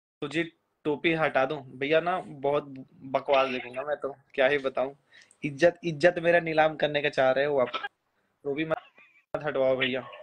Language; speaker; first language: Hindi; native; Hindi